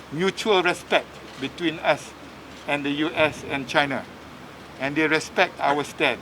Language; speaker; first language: English; non-native, local second language; Malay